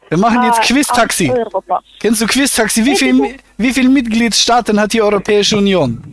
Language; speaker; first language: German; native; German